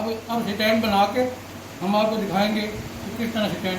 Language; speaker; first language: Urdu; non-native, local second language; Punjabi